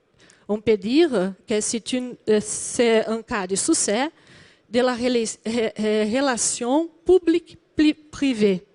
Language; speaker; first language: French; non-native, learner; Portuguese